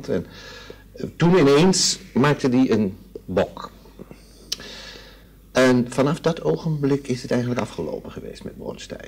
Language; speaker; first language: Dutch; native; Dutch